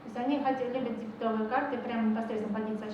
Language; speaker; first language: Russian; native; Russian